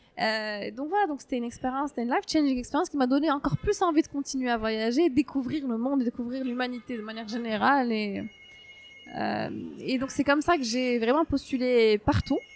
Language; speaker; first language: French; non-native, local second language; Arabic